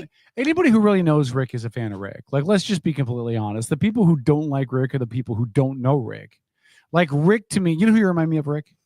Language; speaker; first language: English; native; English